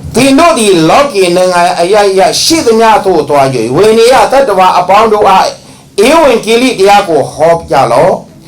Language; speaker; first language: Burmese; non-native, local second language; Hakha Chin